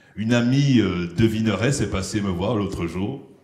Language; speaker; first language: French; non-native, local second language; Lingala